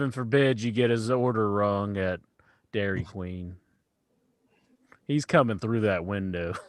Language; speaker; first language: English; native; English